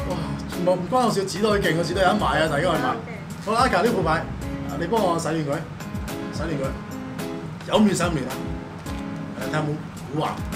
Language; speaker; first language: Cantonese; native; Cantonese